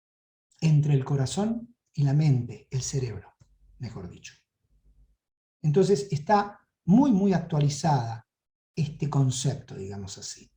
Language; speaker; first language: Spanish; native; Spanish